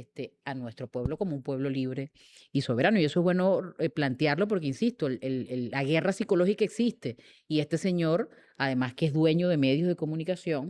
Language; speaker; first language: Spanish; native; Spanish